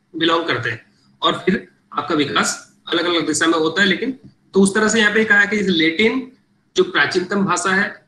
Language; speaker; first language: Hindi; native; Hindi